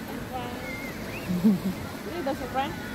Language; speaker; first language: English; non-native, learner; Indonesian